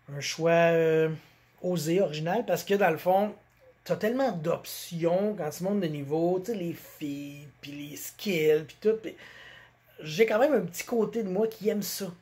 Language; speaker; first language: French; native; French